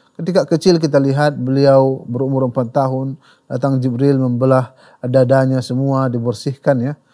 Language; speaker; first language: Malay; native; Malay